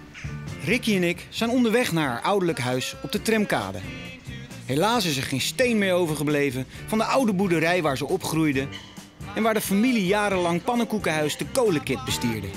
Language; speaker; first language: Dutch; native; Dutch